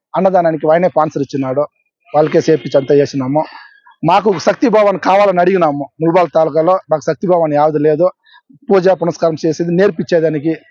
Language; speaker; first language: Telugu; native; Telugu